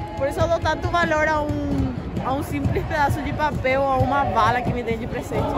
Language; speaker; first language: Portuguese; non-native, fluent; Spanish